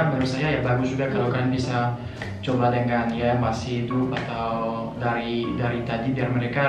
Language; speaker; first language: Indonesian; non-native, fluent; French